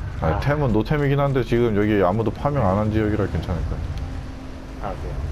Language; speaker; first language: Korean; native; Korean